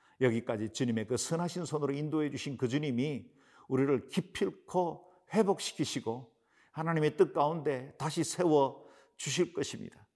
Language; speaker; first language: Korean; native; Korean